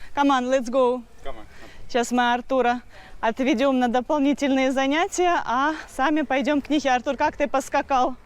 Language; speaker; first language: Russian; native; Russian